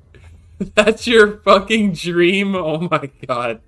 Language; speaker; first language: English; native; English